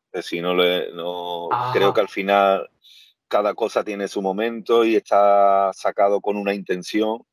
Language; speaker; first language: Spanish; native; Spanish